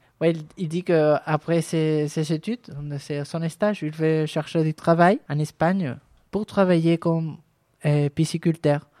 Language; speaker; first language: French; non-native, fluent; Spanish